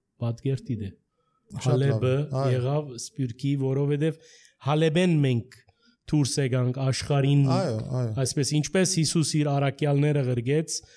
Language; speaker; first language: Armenian; early bilingual, heritage; Armenian